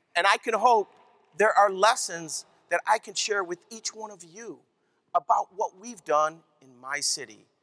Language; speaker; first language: English; native; English